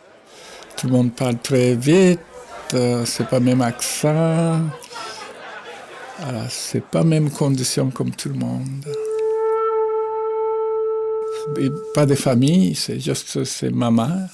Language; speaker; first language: French; non-native, fluent; Japanese